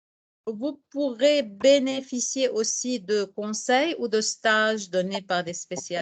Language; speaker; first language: French; non-native, fluent; Arabic